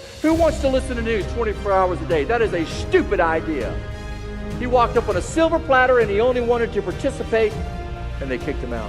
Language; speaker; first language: English; native; English